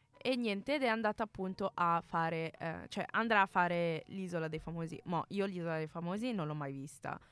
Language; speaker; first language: Italian; early bilingual, other home language; Arabic